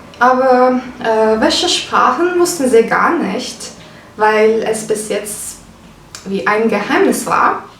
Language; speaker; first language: German; non-native, fluent; Turkish